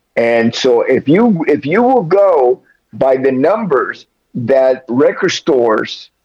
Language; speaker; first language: English; early bilingual, other home language; Spanish